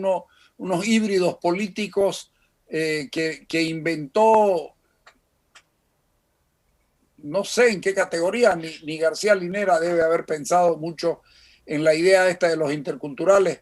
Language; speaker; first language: Spanish; native; Spanish